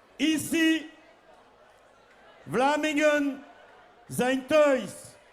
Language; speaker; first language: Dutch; non-native, local second language; French